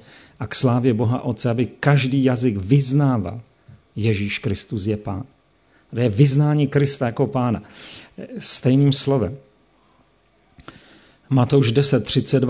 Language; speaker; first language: Czech; native; Czech